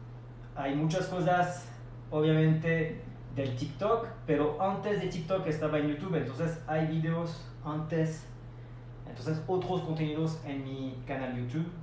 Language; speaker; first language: Spanish; non-native, fluent; French